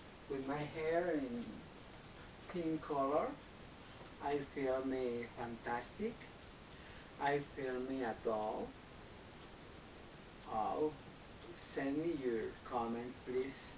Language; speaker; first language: English; non-native, learner; Spanish